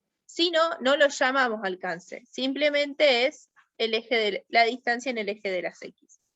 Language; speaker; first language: Spanish; native; Spanish